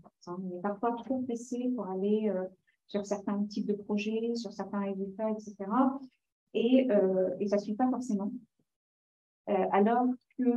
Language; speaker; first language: French; native; French